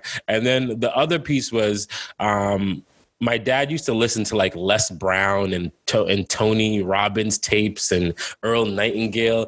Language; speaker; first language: English; native; English